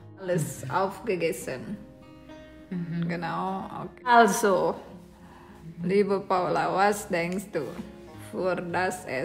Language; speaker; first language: German; non-native, learner; Indonesian